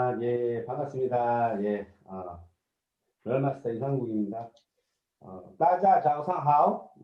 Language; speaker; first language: Korean; native; Korean